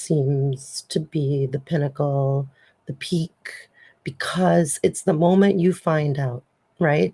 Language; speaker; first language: English; native; English